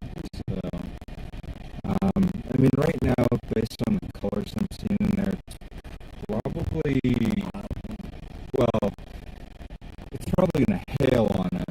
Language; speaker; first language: English; native; English